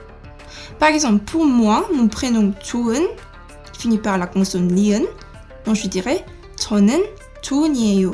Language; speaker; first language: French; native; French